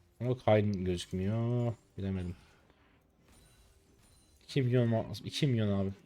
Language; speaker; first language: Turkish; native; Turkish